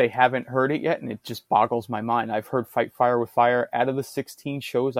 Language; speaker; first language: English; native; English